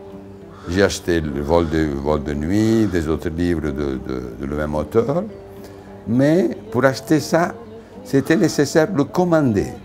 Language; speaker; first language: French; non-native, fluent; Italian